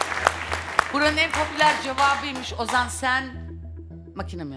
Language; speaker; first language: Turkish; native; Turkish